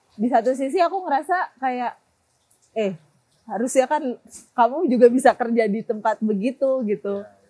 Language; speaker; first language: Indonesian; native; Indonesian